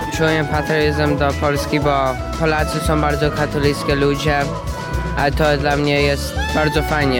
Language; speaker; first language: Polish; early bilingual, heritage; Polish